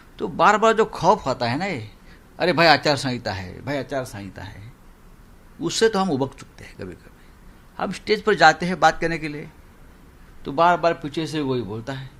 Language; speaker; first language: Hindi; non-native, local second language; Marathi